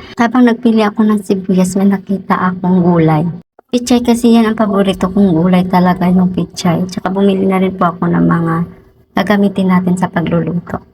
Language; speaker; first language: Filipino; native; Filipino